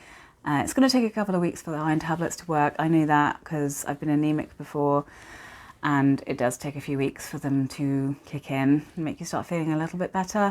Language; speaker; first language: English; native; English